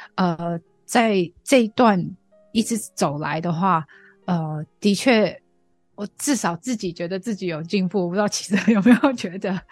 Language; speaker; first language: Chinese; non-native, fluent; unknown